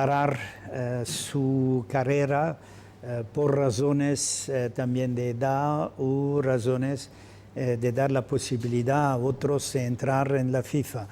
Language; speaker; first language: Spanish; non-native, fluent; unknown